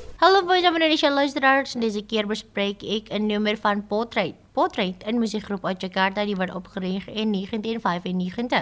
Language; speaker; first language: Dutch; non-native, fluent; Indonesian